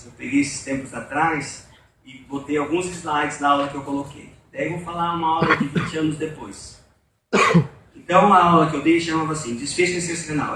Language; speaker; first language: Portuguese; native; Portuguese